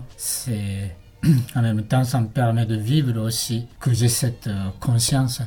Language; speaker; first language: French; non-native, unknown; Japanese